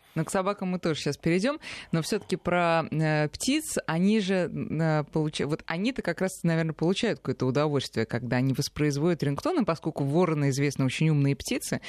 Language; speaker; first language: Russian; native; Russian